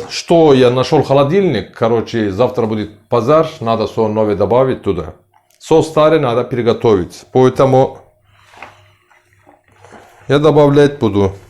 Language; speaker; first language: Russian; non-native, learner; Turkish